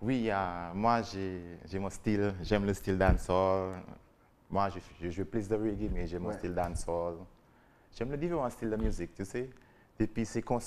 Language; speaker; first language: French; non-native, learner; English